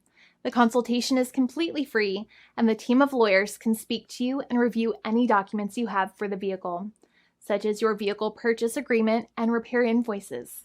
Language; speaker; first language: English; native; English